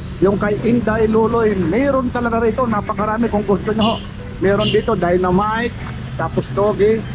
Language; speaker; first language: Filipino; native; Filipino